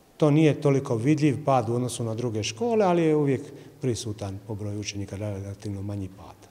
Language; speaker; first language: Croatian; native; Croatian